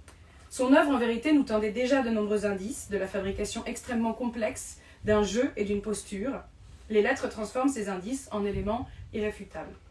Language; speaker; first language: French; native; French